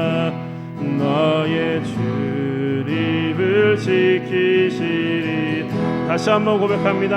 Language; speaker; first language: Korean; native; Korean